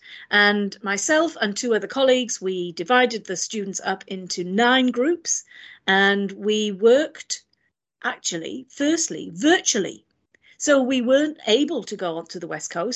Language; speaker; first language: English; native; English